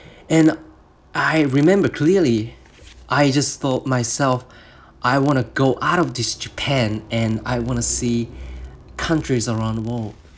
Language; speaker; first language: English; non-native, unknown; Japanese